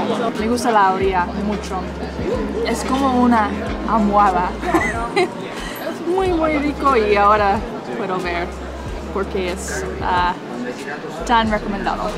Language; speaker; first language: Spanish; non-native, fluent; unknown